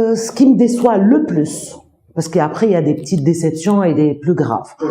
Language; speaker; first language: French; non-native, local second language; Arabic